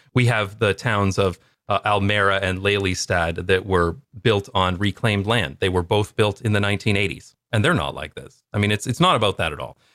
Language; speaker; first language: English; native; English